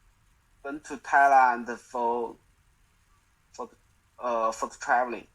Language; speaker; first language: English; non-native, learner; Chinese